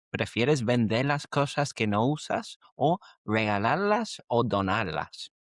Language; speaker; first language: Spanish; non-native, fluent; English